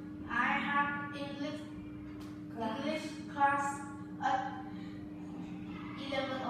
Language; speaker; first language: English; non-native, learner; Vietnamese